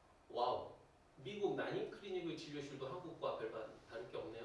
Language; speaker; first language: Korean; native; Korean